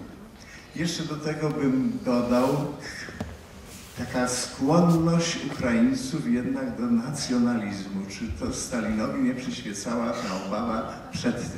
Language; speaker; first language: Polish; native; Polish